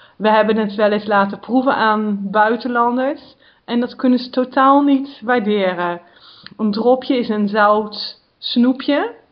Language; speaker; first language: Dutch; native; Dutch